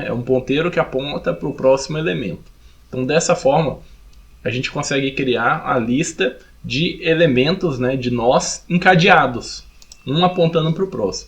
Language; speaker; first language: Portuguese; native; Portuguese